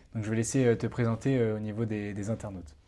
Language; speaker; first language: French; native; French